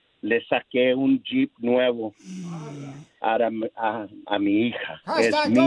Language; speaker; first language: Spanish; non-native, learner; English